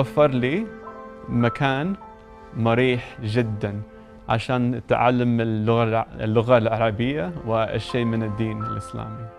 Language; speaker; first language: Arabic; non-native, learner; English